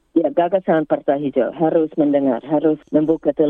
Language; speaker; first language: Indonesian; early bilingual, heritage; English